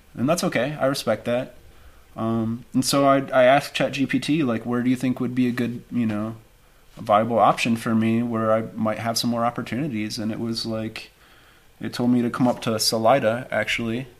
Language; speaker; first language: English; native; English